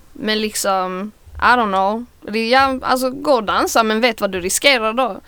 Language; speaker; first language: Swedish; native; Swedish